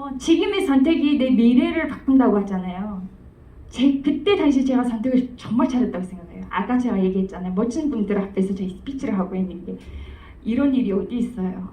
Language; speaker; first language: Korean; non-native, fluent; Mongolian